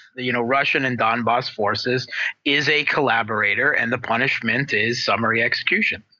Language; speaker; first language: English; native; English